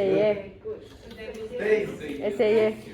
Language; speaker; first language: French; non-native, learner; Spanish